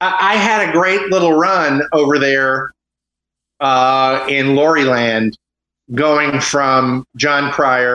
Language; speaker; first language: English; native; English